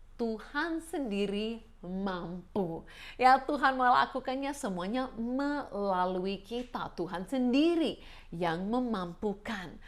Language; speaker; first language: Indonesian; non-native, fluent; English